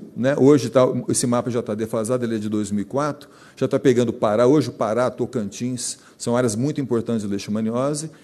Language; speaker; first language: Portuguese; native; Portuguese